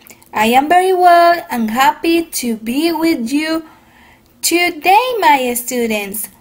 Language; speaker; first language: English; non-native, fluent; Spanish